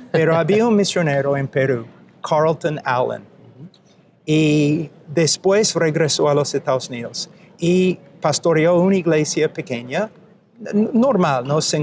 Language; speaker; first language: Spanish; non-native, fluent; English